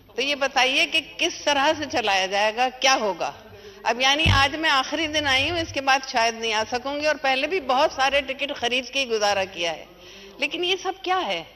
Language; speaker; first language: Urdu; native; Urdu